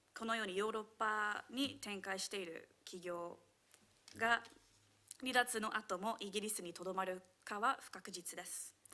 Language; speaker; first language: Japanese; non-native, fluent; English